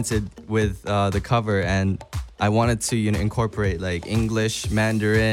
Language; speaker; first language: English; non-native, local second language; Cantonese